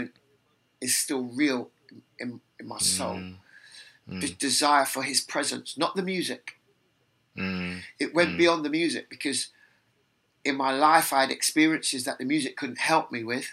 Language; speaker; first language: English; native; English